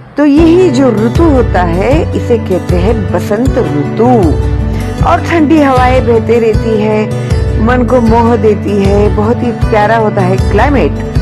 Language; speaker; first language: Hindi; non-native, local second language; Marathi